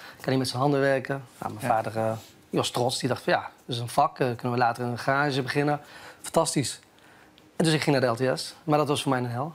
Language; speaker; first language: Dutch; early bilingual, other home language; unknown